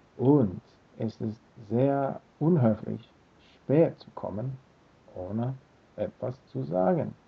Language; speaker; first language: German; non-native, learner; English